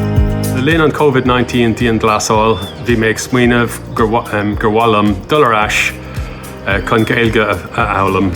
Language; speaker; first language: Irish; non-native, learner; English